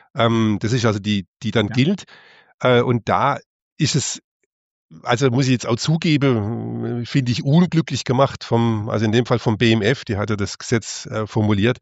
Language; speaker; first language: German; native; German